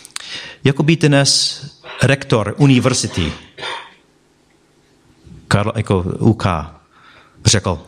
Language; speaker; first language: Czech; non-native, fluent; English